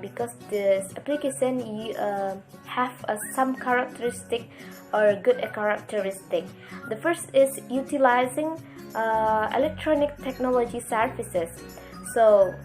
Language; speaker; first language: English; non-native, learner; Indonesian